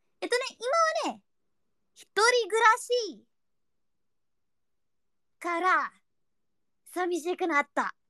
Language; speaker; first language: Japanese; non-native, learner; Indonesian